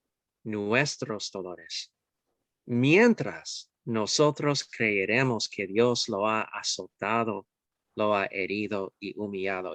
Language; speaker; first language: Spanish; non-native, fluent; English